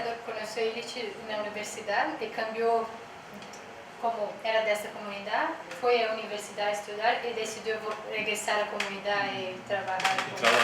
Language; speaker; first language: Spanish; non-native, learner; Portuguese